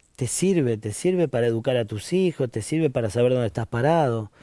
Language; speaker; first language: Spanish; native; Spanish